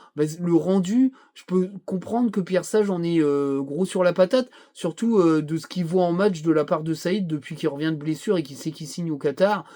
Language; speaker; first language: French; native; French